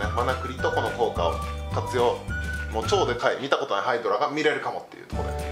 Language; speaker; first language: Japanese; native; Japanese